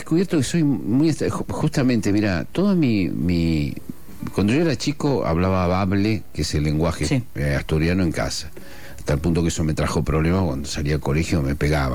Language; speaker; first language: Spanish; non-native, local second language; Asturian